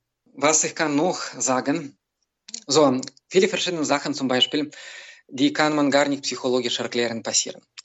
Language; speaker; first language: German; non-native, fluent; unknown